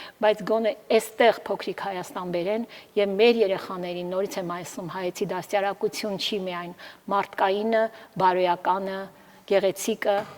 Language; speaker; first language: Armenian; early bilingual, heritage; Armenian